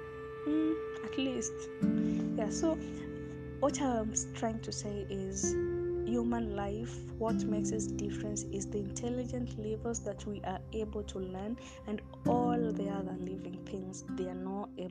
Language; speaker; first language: English; non-native, local second language; Gusii